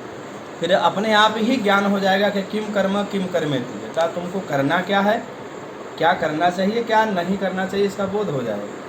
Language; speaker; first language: Hindi; native; Hindi